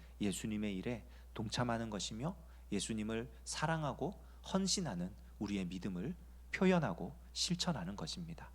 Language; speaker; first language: Korean; native; Korean